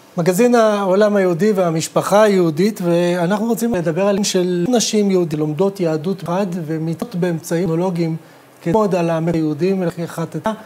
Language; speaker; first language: Hebrew; native; Hebrew